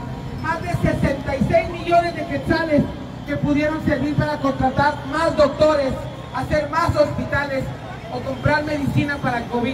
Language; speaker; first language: Spanish; native; Spanish